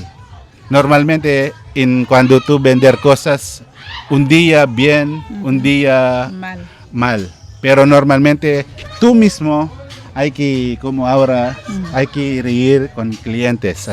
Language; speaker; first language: Spanish; non-native, learner; Filipino